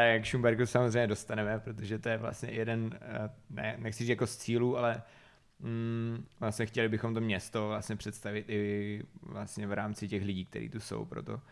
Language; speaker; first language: Czech; native; Czech